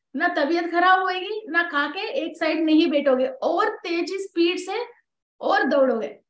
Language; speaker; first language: Hindi; non-native, local second language; Telugu